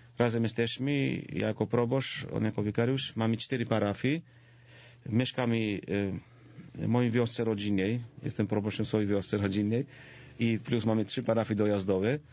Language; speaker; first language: Polish; non-native, fluent; Georgian